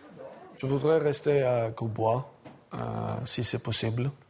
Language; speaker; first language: French; non-native, learner; Swedish